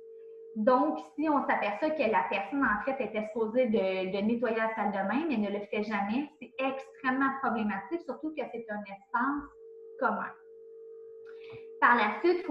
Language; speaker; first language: French; native; French